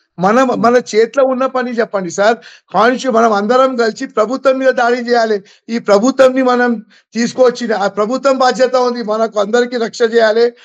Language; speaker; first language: Telugu; non-native, local second language; Gujarati